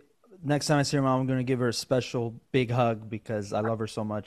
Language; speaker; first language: English; native; English